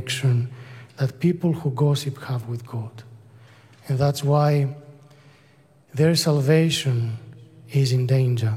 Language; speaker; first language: English; non-native, fluent; Greek